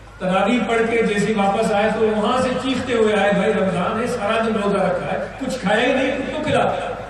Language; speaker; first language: Urdu; non-native, local second language; Sindhi